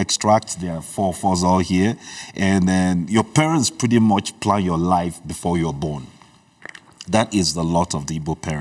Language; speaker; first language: English; early bilingual, other home language; Igbo